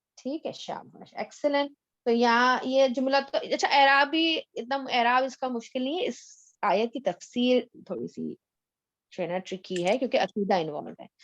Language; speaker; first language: Urdu; native; Urdu